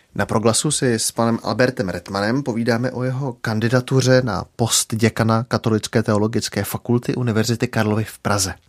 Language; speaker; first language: Czech; native; Czech